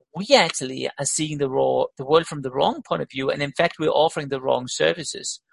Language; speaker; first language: English; non-native, fluent; Danish